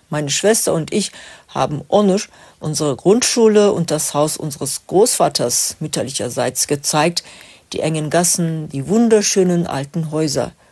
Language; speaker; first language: German; non-native, fluent; Turkish